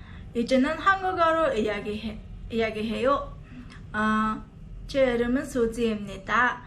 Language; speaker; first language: Korean; non-native, learner; Mongolian